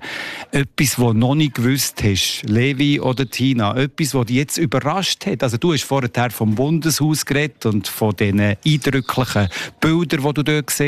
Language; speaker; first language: German; native; German